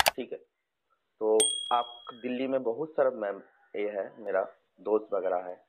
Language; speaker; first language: Hindi; non-native, local second language; Bangla